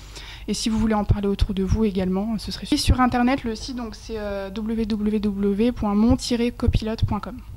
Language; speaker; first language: French; native; French